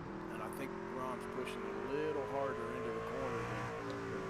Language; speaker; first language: English; native; English